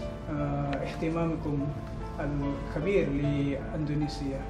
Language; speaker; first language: Arabic; non-native, fluent; Indonesian